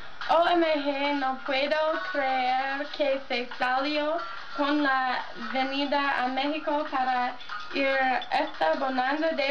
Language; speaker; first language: Spanish; non-native, learner; English